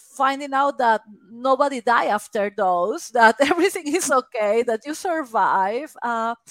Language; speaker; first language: English; non-native, fluent; Spanish